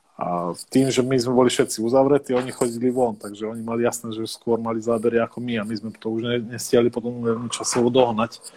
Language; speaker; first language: Slovak; native; Slovak